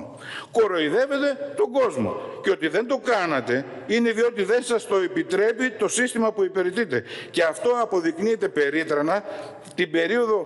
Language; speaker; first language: Greek; native; Greek